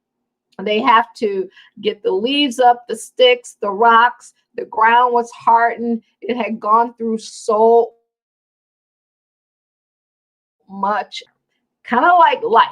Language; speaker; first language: English; native; English